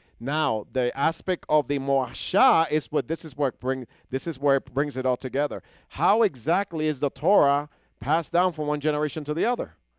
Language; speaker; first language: English; non-native, fluent; Hebrew